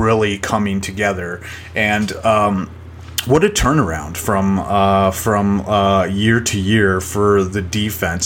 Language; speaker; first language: English; native; English